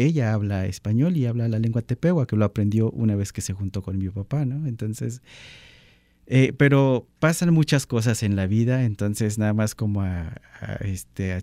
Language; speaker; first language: Spanish; non-native, local second language; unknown